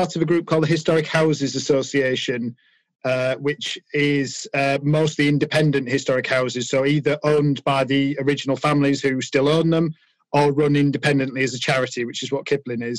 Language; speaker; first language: English; native; English